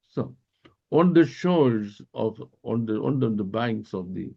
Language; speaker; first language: English; non-native, local second language; Malayalam